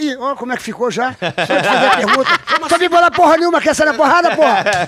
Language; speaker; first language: Portuguese; native; Portuguese